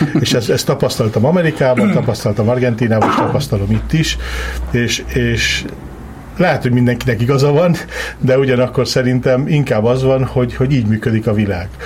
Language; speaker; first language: Hungarian; early bilingual, heritage; Hungarian